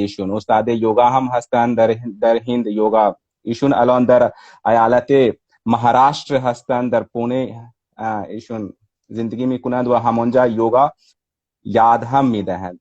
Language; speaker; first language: Persian; non-native, fluent; Hindi